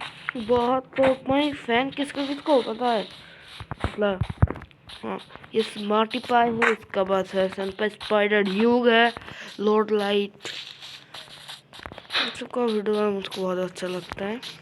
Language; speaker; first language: Hindi; non-native, local second language; Bangla